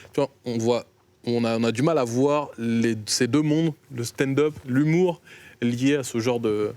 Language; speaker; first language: French; native; French